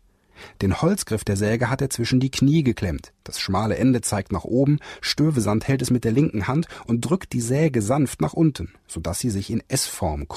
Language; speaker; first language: German; native; German